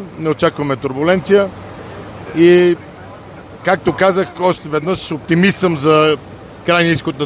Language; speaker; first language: Bulgarian; native; Bulgarian